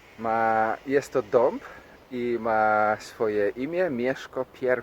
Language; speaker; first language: Polish; native; Polish